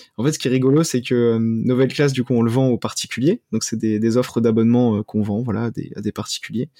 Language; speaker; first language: French; native; French